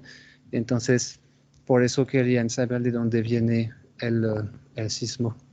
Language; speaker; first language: Spanish; non-native, fluent; French